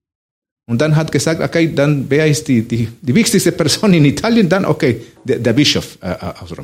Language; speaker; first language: German; non-native, fluent; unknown